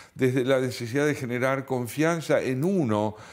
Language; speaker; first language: Spanish; native; Spanish